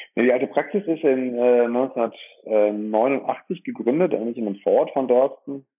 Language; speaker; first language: German; native; German